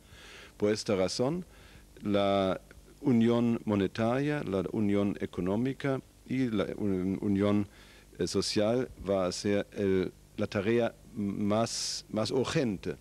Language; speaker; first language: Spanish; non-native, fluent; German